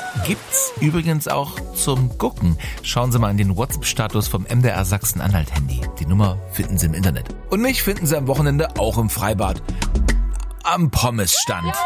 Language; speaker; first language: German; native; German